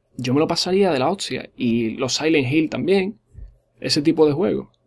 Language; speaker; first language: Spanish; native; Spanish